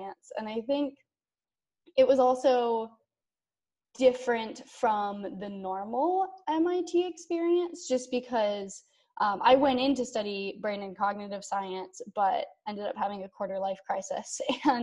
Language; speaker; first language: English; native; English